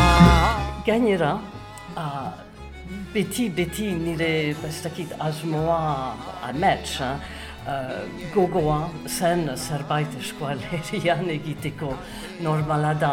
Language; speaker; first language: Basque; non-native, learner; English